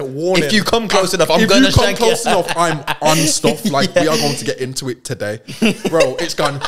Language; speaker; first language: English; native; English